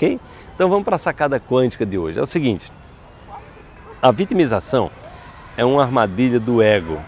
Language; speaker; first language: Portuguese; native; Portuguese